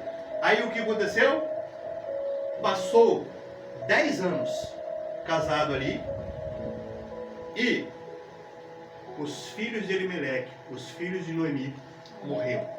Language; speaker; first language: Portuguese; native; Portuguese